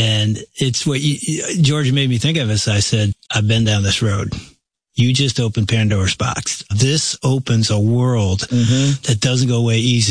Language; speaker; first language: English; native; English